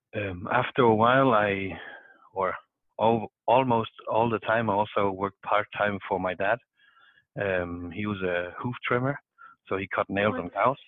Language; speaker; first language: English; non-native, fluent; Danish